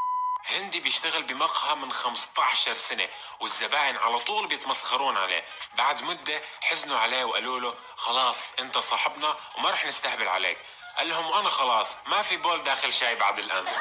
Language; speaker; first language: Arabic; native; Arabic